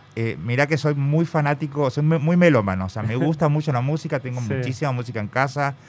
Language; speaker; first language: Spanish; native; Spanish